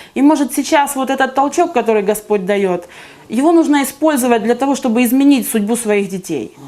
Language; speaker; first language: Russian; native; Russian